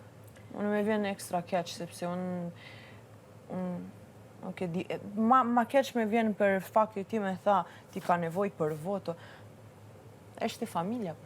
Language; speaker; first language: Albanian; early bilingual, heritage; Albanian